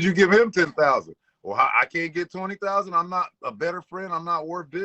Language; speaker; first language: English; native; English